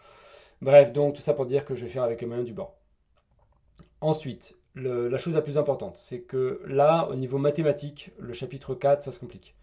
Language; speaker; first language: French; native; French